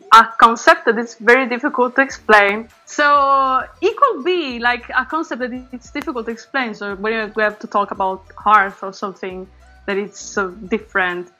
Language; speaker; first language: English; non-native, fluent; Italian